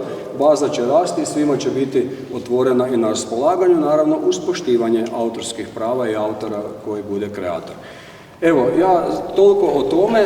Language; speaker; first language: Croatian; native; Croatian